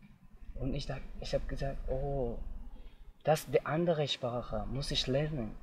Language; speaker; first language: German; non-native, learner; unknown